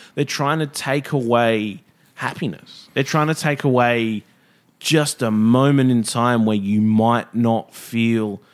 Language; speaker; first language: English; native; English